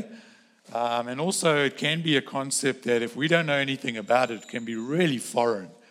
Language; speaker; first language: English; native; English